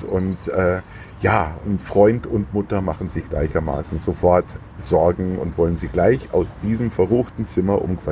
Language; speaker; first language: German; native; German